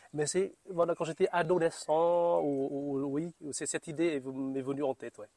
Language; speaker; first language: French; non-native, fluent; Vietnamese